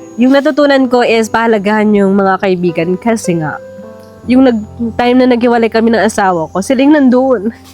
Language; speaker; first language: Filipino; native; Filipino